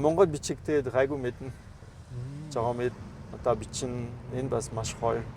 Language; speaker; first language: Mongolian; non-native, fluent; French